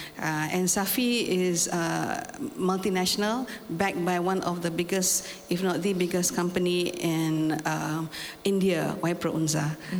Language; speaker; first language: English; non-native, local second language; Malay